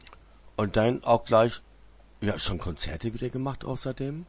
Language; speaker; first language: German; native; German